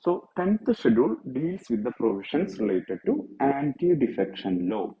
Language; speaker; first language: English; non-native, local second language; Malayalam